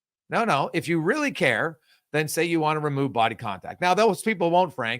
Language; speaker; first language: English; native; English